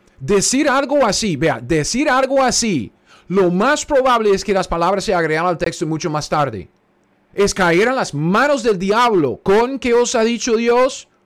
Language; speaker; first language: Spanish; non-native, fluent; English